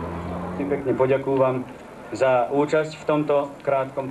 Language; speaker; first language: Slovak; native; Slovak